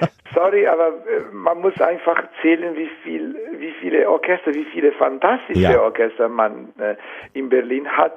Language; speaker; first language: German; non-native, fluent; Italian